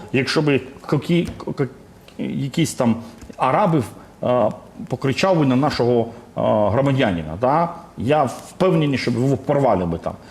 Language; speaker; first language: Ukrainian; native; Ukrainian